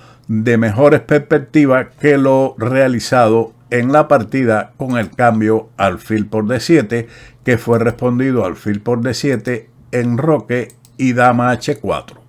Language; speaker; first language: Spanish; native; Spanish